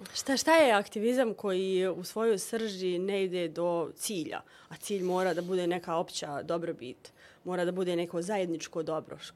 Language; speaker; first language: Bosnian; native; Bosnian